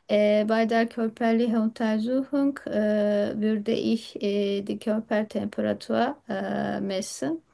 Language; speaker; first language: German; non-native, learner; Turkish